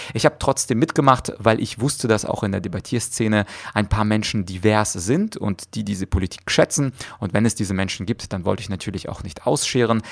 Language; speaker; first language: German; early bilingual, other home language; Russian